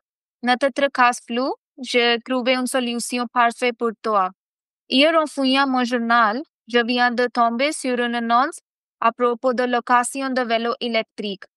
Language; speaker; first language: French; non-native, fluent; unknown